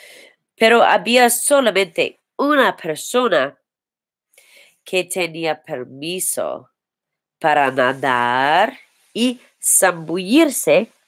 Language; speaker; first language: Spanish; non-native, learner; English